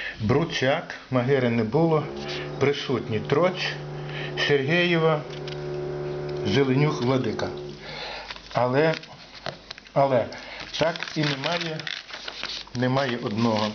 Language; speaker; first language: Ukrainian; native; Ukrainian